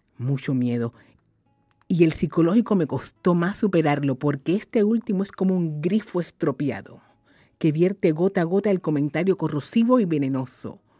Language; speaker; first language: Spanish; native; Spanish